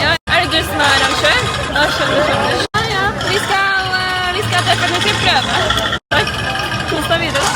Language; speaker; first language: Norwegian; early bilingual, heritage; Filipino